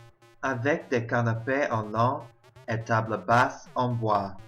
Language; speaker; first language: French; non-native, learner; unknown